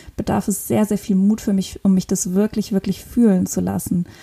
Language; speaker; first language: German; non-native, local second language; Luxembourgish